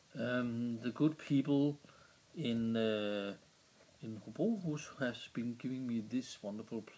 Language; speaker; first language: English; non-native, learner; Danish